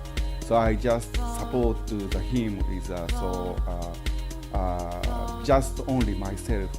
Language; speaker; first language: English; non-native, learner; Japanese